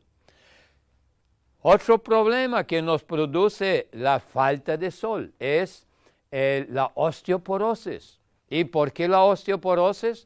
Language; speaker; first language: Spanish; non-native, fluent; German